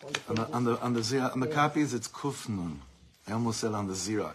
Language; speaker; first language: English; native; English